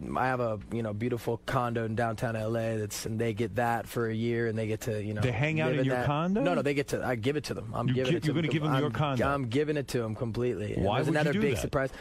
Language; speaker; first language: English; native; English